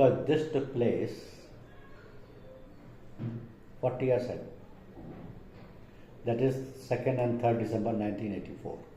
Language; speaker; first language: English; non-native, local second language; Hindi